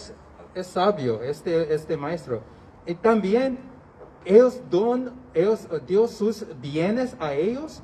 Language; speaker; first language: Spanish; non-native, learner; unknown